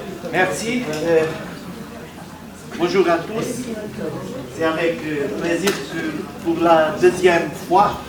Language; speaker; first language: French; non-native, fluent; Portuguese